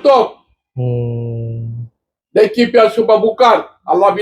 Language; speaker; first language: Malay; non-native, learner; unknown